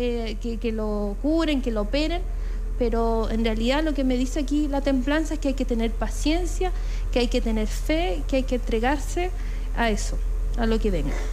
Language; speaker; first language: Spanish; native; Spanish